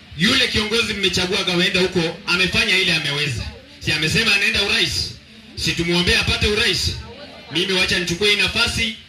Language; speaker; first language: Swahili; non-native, local second language; Luyia